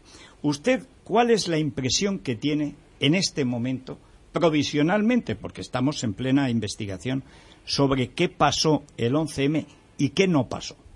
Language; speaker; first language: Spanish; native; Spanish